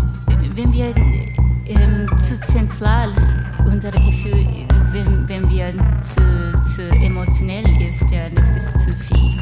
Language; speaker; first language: German; non-native, learner; Japanese